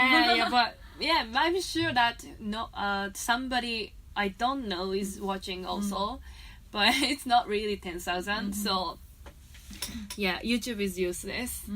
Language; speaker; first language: English; non-native, fluent; Japanese